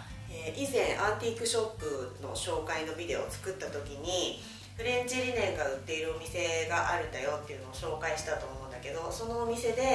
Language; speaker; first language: Japanese; native; Japanese